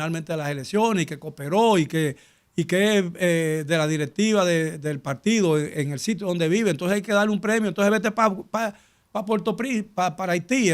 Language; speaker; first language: Spanish; native; Spanish